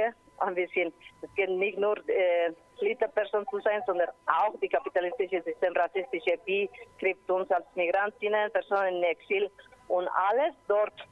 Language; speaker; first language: German; non-native, learner; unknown